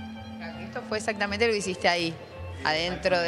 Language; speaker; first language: Spanish; native; Spanish